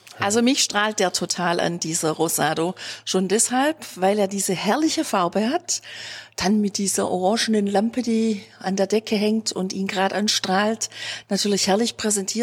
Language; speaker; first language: German; native; German